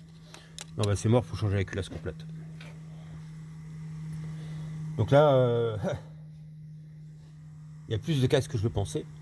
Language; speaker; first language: French; native; French